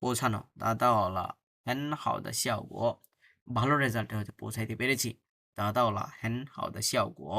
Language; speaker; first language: Chinese; non-native, fluent; Bangla